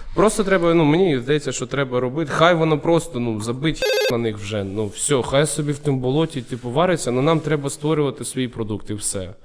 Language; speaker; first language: Ukrainian; non-native, local second language; Russian